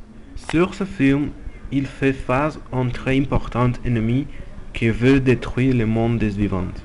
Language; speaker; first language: French; non-native, learner; Spanish